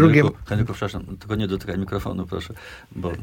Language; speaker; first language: Polish; native; Polish